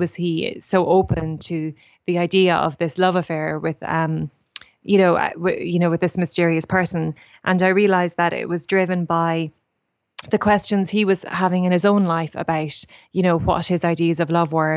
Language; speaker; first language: English; native; English